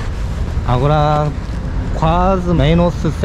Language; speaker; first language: Portuguese; non-native, learner; Korean